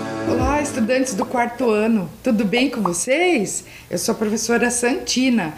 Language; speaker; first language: Portuguese; native; Portuguese